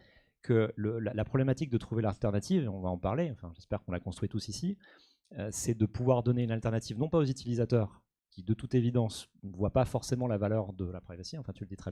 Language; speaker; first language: French; native; French